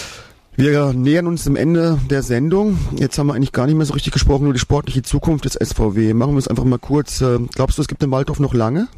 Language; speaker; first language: German; native; German